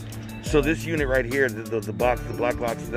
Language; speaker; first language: English; native; English